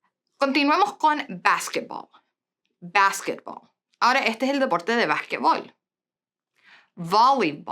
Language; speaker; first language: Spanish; non-native, fluent; English